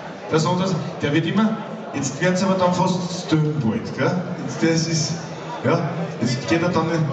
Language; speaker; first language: German; native; German